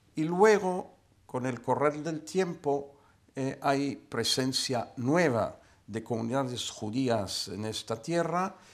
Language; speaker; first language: Spanish; non-native, fluent; Hebrew